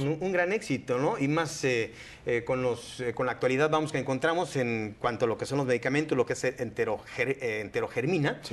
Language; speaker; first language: Spanish; native; Spanish